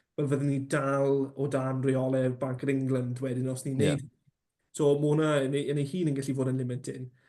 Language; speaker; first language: Welsh; non-native, local second language; English